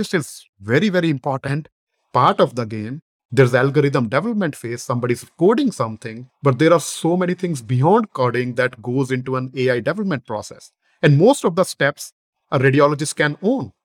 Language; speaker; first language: English; non-native, local second language; Hindi